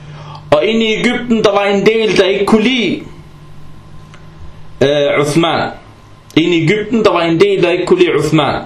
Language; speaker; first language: Danish; early bilingual, other home language; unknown